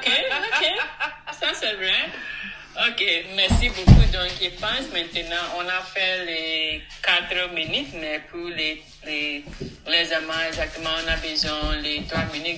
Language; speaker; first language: French; non-native, learner; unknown